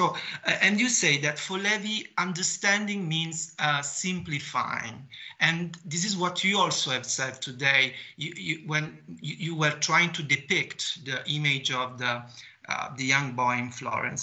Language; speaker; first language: English; non-native, fluent; Italian